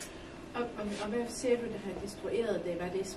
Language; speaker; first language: Danish; native; Danish